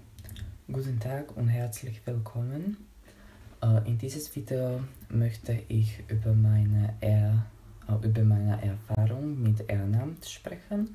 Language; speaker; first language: German; non-native, learner; Slovak